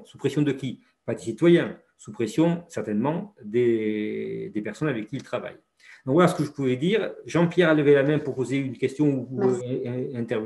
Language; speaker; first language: French; native; French